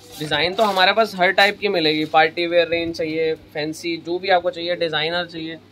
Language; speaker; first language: Hindi; native; Hindi